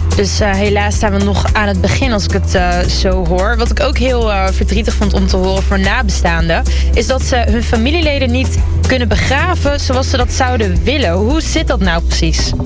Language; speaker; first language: Dutch; early bilingual, other home language; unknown